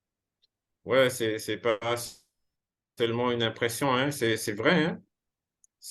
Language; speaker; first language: French; non-native, fluent; English